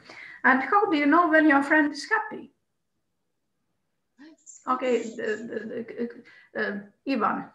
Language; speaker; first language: English; non-native, fluent; Croatian